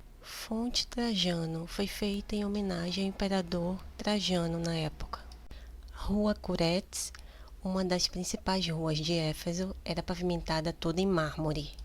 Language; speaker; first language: Portuguese; native; Portuguese